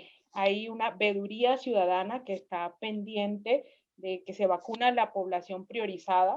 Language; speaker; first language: Spanish; native; Spanish